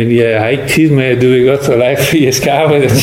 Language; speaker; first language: Danish; non-native, learner; Persian